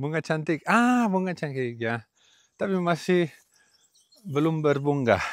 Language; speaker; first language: Indonesian; non-native, learner; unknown